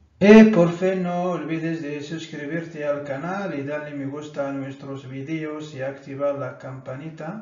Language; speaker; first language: Spanish; non-native, fluent; Arabic